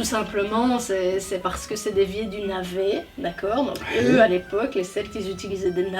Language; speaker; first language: French; native; French